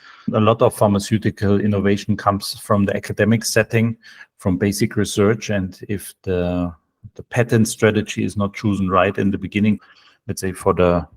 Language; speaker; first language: English; non-native, fluent; German